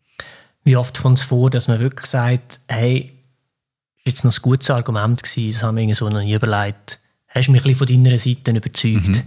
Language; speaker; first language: German; native; German